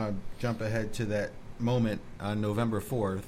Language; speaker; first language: English; native; English